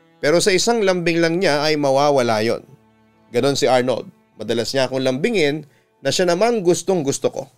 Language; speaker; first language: Filipino; native; Filipino